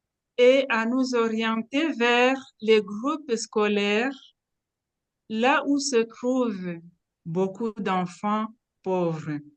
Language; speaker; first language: French; non-native, local second language; Kinyarwanda